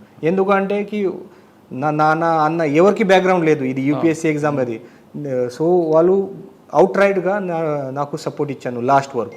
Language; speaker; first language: Telugu; non-native, fluent; Marathi